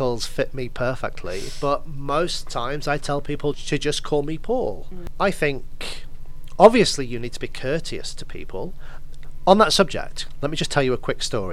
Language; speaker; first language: English; native; English